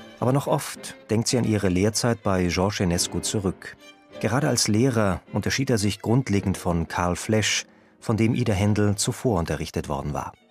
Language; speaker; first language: German; native; German